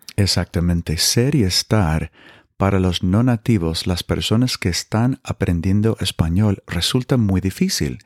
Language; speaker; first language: Spanish; non-native, fluent; English